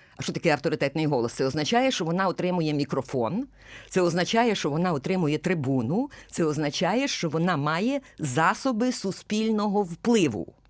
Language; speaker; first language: Ukrainian; native; Ukrainian